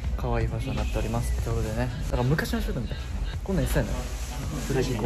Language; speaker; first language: Japanese; native; Japanese